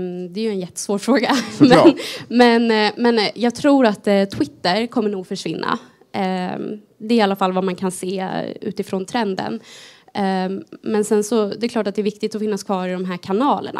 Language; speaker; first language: Swedish; native; Swedish